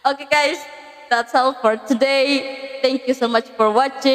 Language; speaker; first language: English; non-native, learner; Indonesian